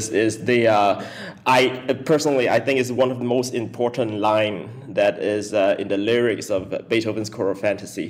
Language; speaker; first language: English; non-native, local second language; Chinese